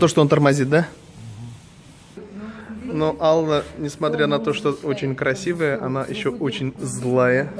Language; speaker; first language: Russian; non-native, local second language; Tatar